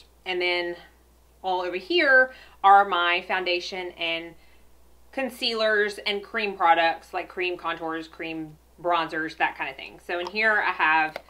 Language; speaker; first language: English; native; English